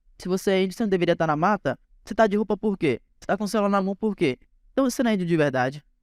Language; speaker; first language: Portuguese; native; Portuguese